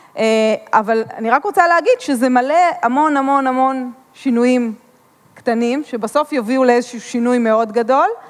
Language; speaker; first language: Hebrew; native; Hebrew